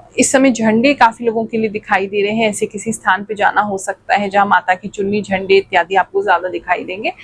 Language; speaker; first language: Hindi; native; Hindi